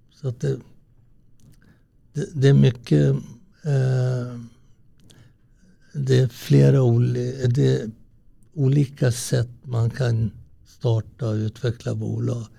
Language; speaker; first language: Swedish; early bilingual, other home language; Italian